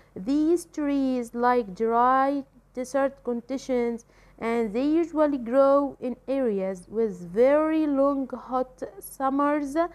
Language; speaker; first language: English; non-native, fluent; Arabic